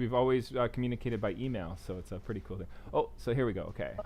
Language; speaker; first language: English; native; English